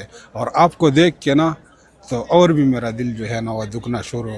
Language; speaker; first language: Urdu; non-native, fluent; Pashto